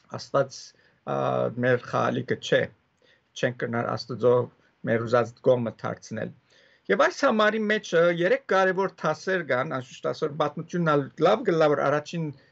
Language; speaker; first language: Armenian; early bilingual, heritage; Armenian